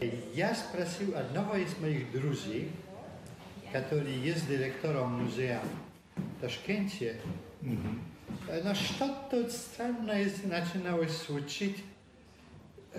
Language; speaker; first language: Russian; non-native, learner; Polish